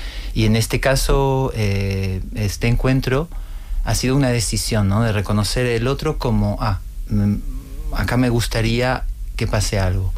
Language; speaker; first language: Spanish; non-native, fluent; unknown